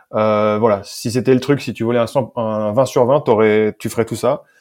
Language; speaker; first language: French; native; French